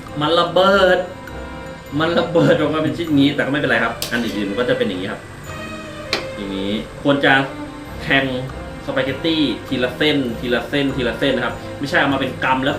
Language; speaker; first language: Thai; native; Thai